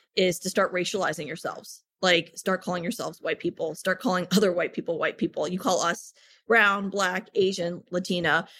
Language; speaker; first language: English; native; English